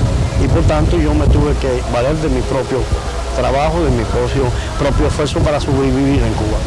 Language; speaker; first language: Spanish; native; Spanish